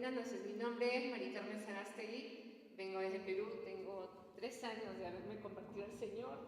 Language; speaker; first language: Spanish; native; Spanish